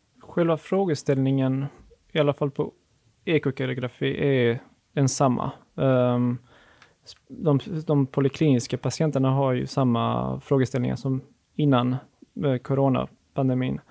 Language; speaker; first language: Swedish; native; Swedish